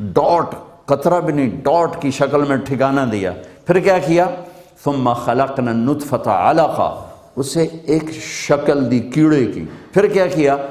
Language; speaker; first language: Urdu; non-native, local second language; Punjabi